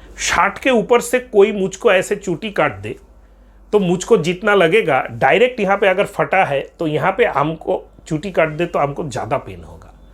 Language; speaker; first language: Hindi; non-native, local second language; Bangla